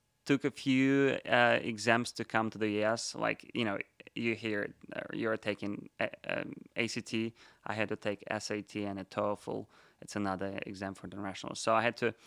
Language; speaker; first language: English; non-native, fluent; Russian